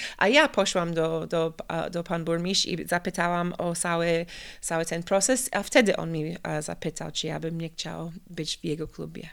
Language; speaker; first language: Polish; non-native, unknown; English